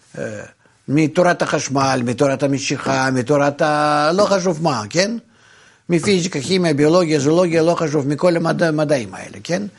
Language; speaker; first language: Hebrew; non-native, fluent; Russian